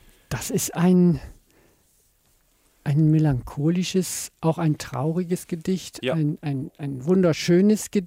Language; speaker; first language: German; native; German